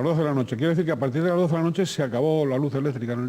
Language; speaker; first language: Spanish; native; Spanish